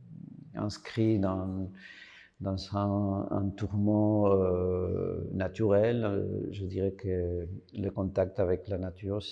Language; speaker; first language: French; non-native, fluent; Spanish